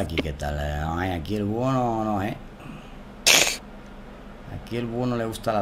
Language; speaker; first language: Spanish; native; Spanish